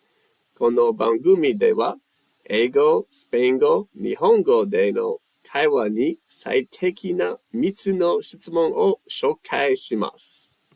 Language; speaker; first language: Japanese; non-native, learner; English